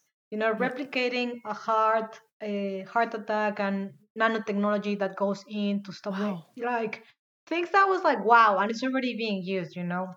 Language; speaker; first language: English; non-native, fluent; Spanish